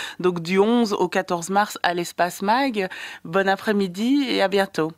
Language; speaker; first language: French; native; French